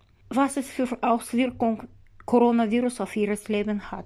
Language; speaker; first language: German; non-native, learner; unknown